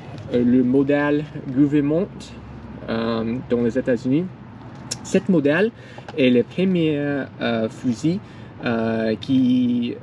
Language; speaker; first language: French; non-native, learner; English